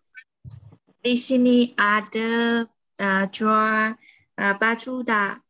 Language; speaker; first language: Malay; non-native, learner; Vietnamese